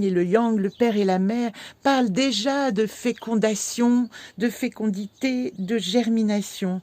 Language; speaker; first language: French; native; French